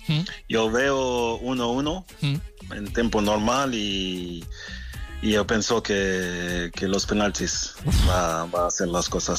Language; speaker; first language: Spanish; non-native, fluent; French